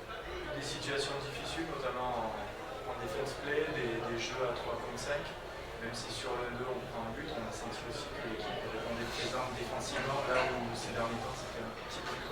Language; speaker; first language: French; native; French